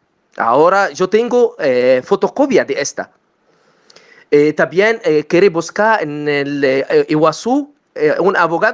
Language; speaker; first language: Spanish; non-native, learner; Arabic